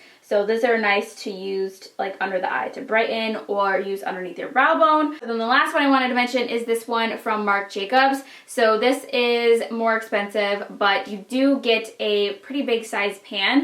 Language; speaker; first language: English; native; English